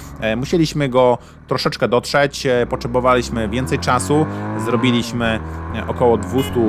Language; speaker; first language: Polish; native; Polish